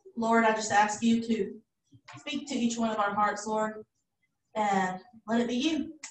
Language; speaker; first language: English; early bilingual, other home language; Spanish